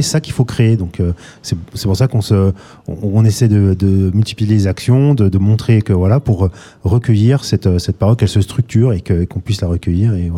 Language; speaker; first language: French; native; French